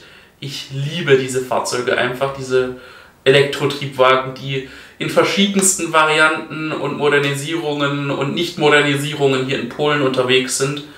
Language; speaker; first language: German; native; German